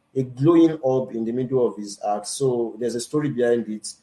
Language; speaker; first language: English; non-native, local second language; Yoruba